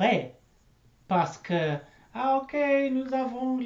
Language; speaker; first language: French; non-native, learner; English